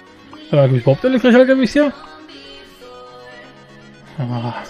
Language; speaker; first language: German; native; German